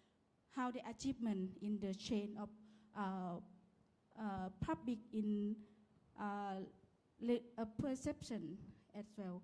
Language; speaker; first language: English; non-native, learner; Lao